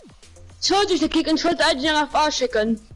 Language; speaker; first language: German; non-native, local second language; Luxembourgish